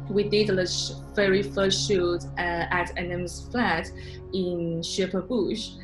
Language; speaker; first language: English; non-native, fluent; Chinese